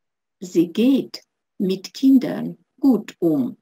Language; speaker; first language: German; non-native, fluent; Russian